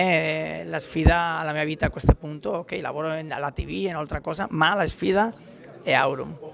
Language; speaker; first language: Italian; non-native, learner; Spanish